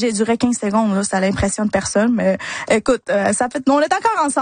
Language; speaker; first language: French; early bilingual, other home language; Spanish